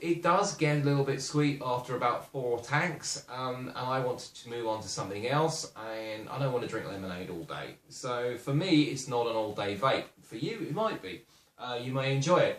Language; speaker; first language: English; native; English